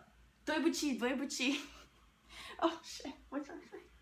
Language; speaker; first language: Chinese; non-native, learner; English